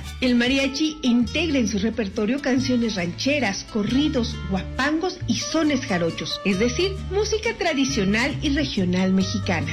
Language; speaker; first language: Spanish; native; Spanish